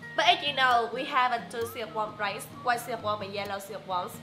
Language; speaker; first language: English; non-native, fluent; Vietnamese